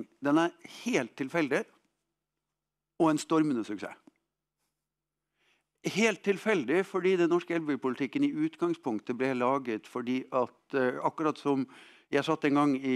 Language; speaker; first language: Norwegian; non-native, fluent; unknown